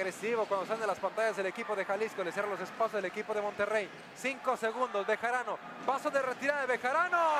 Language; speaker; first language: Spanish; native; Spanish